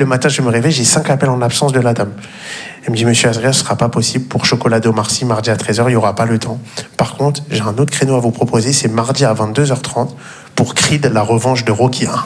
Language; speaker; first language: French; native; French